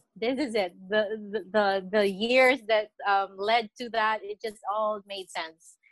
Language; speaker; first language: English; non-native, local second language; Filipino